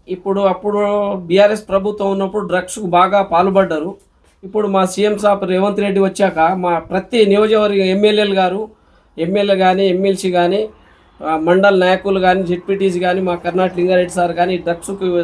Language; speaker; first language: Telugu; non-native, local second language; Lambadi